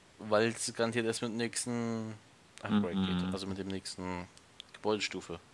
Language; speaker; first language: German; native; German